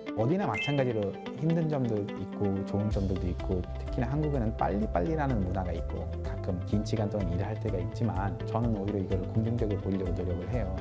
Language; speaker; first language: Korean; non-native, fluent; Bangla